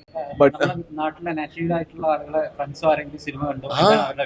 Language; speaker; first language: Malayalam; native; Malayalam